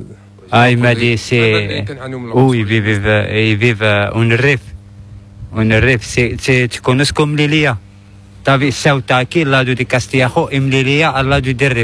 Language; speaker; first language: Spanish; non-native, learner; Arabic